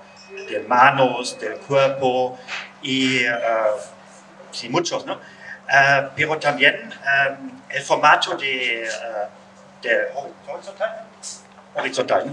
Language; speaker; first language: Spanish; non-native, learner; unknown